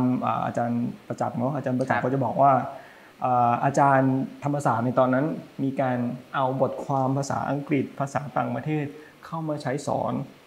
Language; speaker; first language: Thai; native; Thai